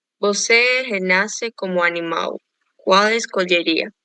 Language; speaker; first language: Portuguese; non-native, learner; Spanish